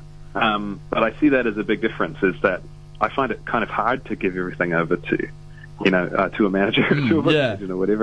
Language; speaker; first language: English; native; English